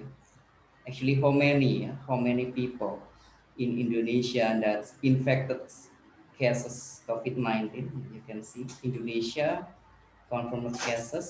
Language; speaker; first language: English; non-native, learner; Indonesian